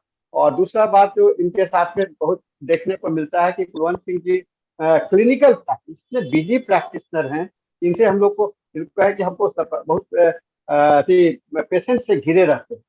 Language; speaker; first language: Hindi; native; Hindi